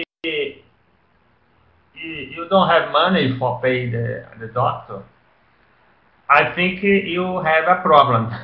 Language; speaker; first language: English; non-native, learner; Portuguese